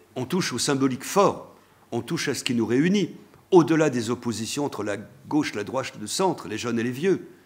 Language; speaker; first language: French; native; French